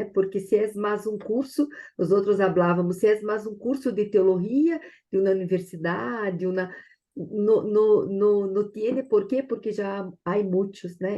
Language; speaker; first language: Portuguese; non-native, learner; Spanish